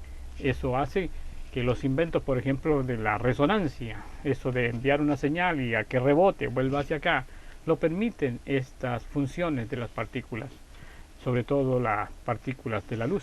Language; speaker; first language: Spanish; native; Spanish